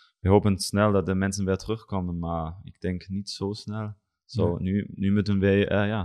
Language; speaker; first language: Dutch; non-native, learner; German